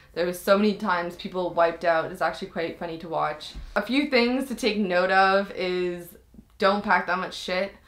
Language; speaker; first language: English; native; English